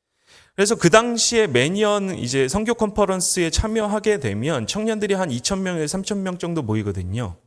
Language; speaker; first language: Korean; native; Korean